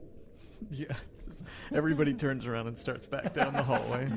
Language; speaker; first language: English; native; English